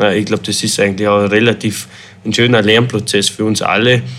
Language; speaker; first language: German; native; German